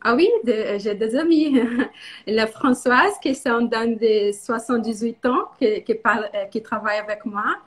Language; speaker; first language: French; non-native, learner; Portuguese